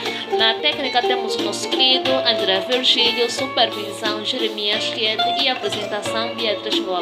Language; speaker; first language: Portuguese; native; Portuguese